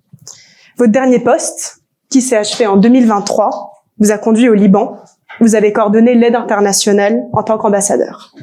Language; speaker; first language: French; native; French